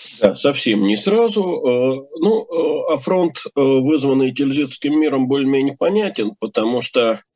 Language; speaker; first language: Russian; native; Russian